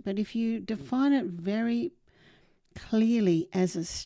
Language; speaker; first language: English; native; English